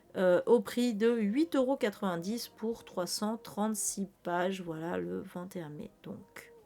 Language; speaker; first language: French; native; French